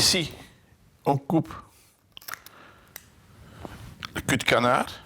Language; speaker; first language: French; non-native, fluent; Dutch